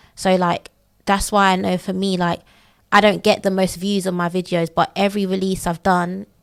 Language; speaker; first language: English; native; English